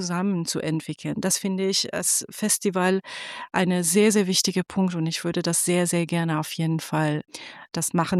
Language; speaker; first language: German; non-native, fluent; Persian